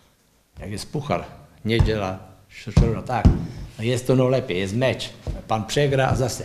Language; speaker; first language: Polish; non-native, learner; Czech